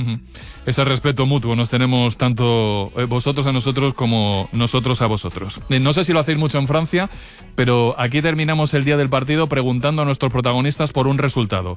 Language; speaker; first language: Spanish; native; Spanish